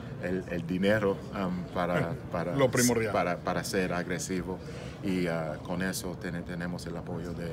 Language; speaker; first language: Spanish; non-native, learner; English